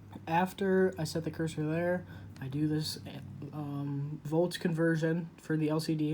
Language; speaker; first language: English; native; English